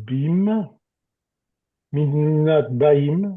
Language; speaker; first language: Hebrew; non-native, learner; French